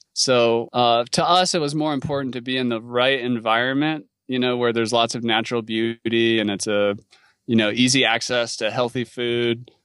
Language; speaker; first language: English; native; English